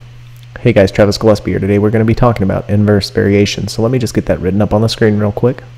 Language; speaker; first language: English; native; English